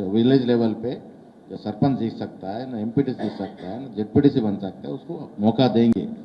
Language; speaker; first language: Hindi; non-native, local second language; Telugu